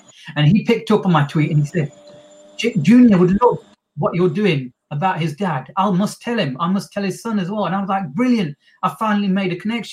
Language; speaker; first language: English; native; English